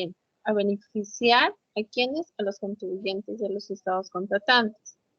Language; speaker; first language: Spanish; native; Spanish